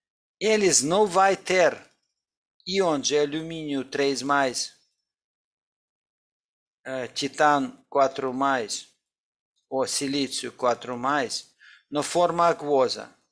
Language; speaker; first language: Portuguese; non-native, fluent; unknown